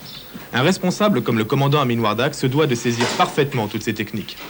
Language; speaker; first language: French; native; French